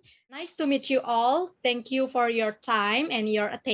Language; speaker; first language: English; non-native, learner; Indonesian